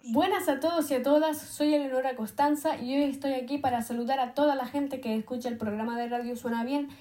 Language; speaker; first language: Spanish; early bilingual, other home language; Italian